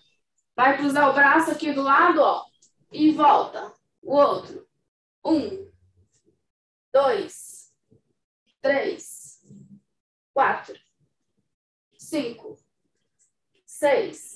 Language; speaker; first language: Portuguese; native; Portuguese